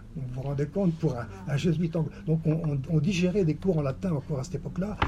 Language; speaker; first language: French; native; French